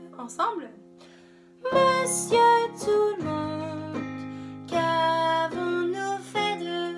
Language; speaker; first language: French; non-native, fluent; English